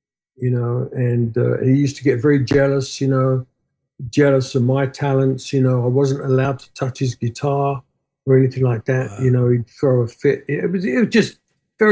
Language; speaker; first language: English; native; English